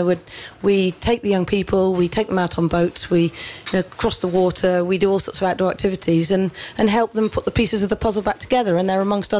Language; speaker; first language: English; native; English